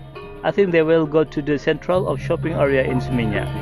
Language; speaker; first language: English; non-native, learner; Indonesian